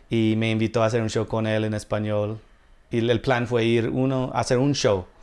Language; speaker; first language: Spanish; non-native, fluent; English